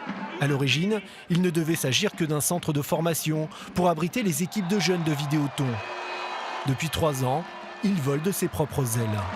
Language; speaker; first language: French; native; French